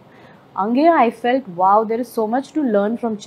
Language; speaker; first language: Tamil; non-native, fluent; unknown